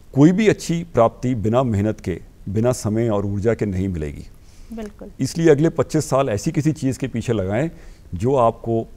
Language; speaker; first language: Hindi; native; Hindi